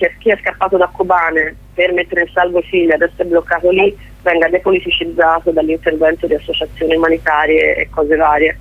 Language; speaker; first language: Italian; native; Italian